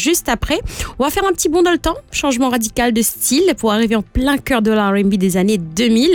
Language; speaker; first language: French; non-native, local second language; Morisyen